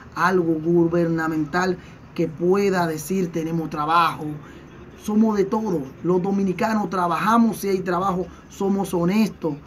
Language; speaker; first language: Spanish; native; Spanish